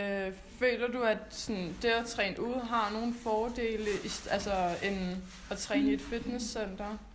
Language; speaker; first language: Danish; native; Danish